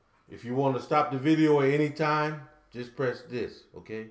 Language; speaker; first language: English; native; English